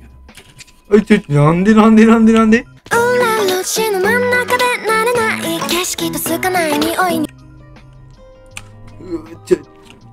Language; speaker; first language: Japanese; native; Japanese